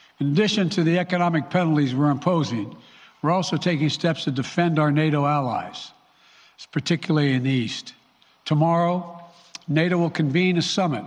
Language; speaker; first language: English; native; English